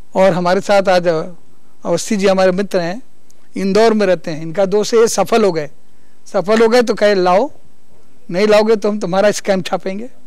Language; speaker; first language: Hindi; native; Hindi